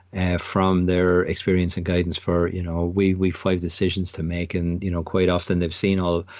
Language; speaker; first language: English; native; English